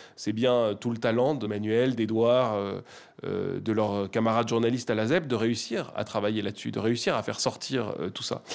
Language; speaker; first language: French; native; French